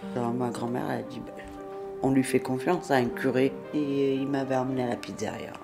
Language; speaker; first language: French; early bilingual, other home language; Italian